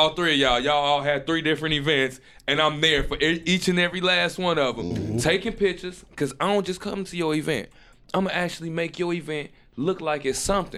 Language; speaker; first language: English; native; English